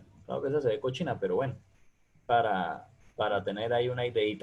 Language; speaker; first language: Spanish; native; Spanish